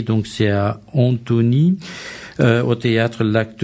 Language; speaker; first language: French; native; French